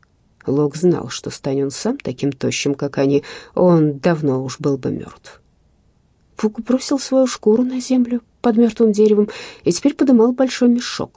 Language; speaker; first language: Russian; native; Russian